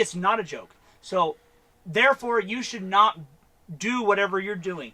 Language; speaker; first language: English; native; English